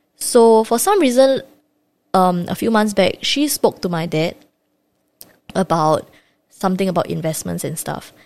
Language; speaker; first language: English; native; English